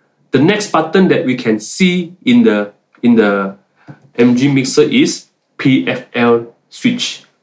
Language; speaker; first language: English; non-native, local second language; Malay